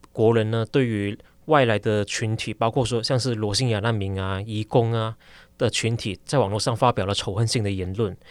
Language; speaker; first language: Chinese; native; Chinese